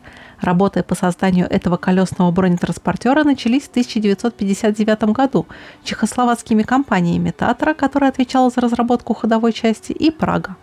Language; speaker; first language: Russian; native; Russian